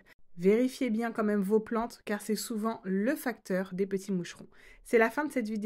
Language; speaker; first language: French; native; French